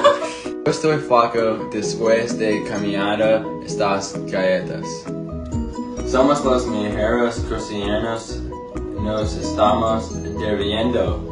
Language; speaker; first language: Spanish; non-native, learner; English